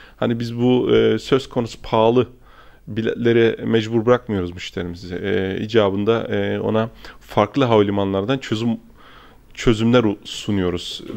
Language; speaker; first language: Turkish; early bilingual, heritage; Turkish